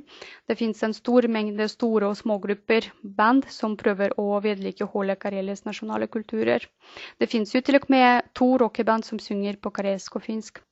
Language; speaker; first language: Norwegian; non-native, fluent; Russian